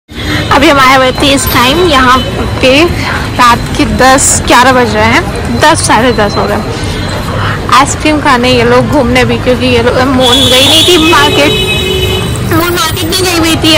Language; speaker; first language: Hindi; native; Hindi